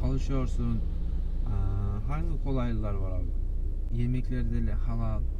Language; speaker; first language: Turkish; non-native, learner; Kyrgyz